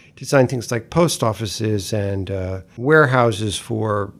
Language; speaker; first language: English; native; English